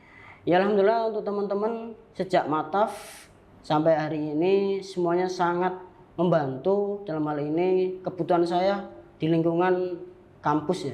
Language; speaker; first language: Indonesian; non-native, local second language; Javanese